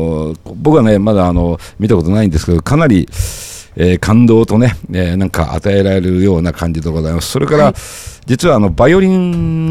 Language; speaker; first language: Japanese; native; Japanese